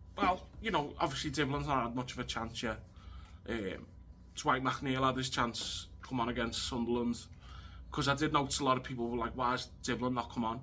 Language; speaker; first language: English; native; English